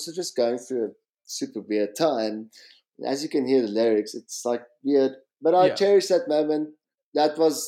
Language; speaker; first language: English; native; English